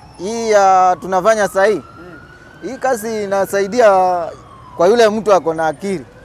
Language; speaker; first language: Swahili; non-native, local second language; Kamba